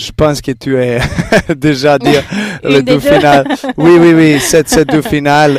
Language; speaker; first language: French; non-native, learner; Serbian